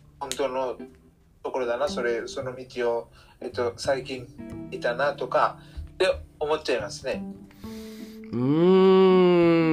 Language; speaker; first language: Japanese; non-native, learner; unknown